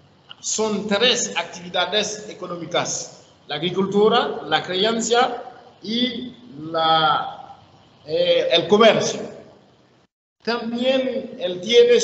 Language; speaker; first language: Spanish; non-native, learner; Haitian Creole